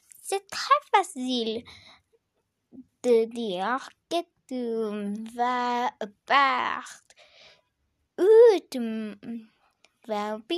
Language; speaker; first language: French; non-native, learner; Spanish